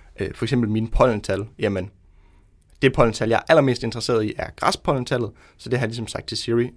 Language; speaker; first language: Danish; native; Danish